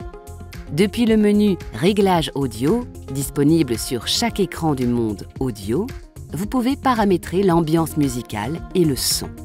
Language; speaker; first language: French; native; French